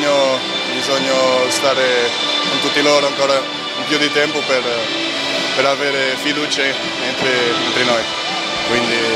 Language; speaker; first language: Italian; non-native, learner; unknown